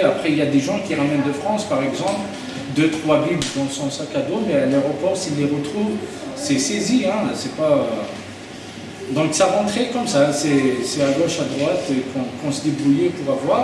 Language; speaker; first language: French; native; French